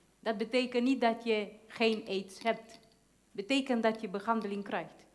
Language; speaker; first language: Dutch; non-native, fluent; Hungarian